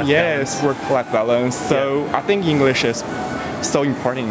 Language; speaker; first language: English; non-native, learner; Chinese